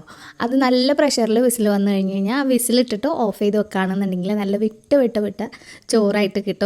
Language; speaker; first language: Malayalam; native; Malayalam